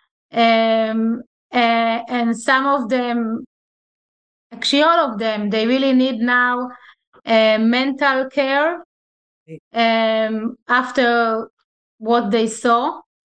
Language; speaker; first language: English; non-native, fluent; Hebrew